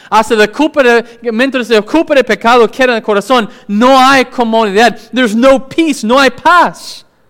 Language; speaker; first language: Spanish; non-native, fluent; English